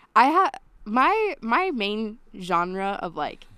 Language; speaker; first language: English; native; English